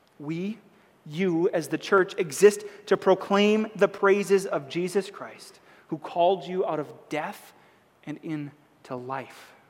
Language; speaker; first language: English; native; English